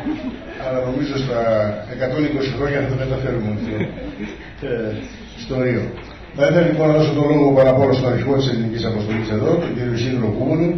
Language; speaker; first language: Greek; native; Greek